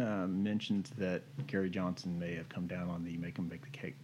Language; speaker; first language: English; native; English